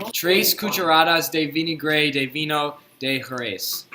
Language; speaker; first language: Spanish; non-native, learner; English